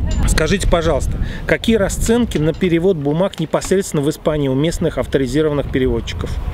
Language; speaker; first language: Russian; native; Russian